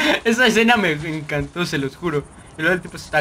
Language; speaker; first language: Spanish; native; Spanish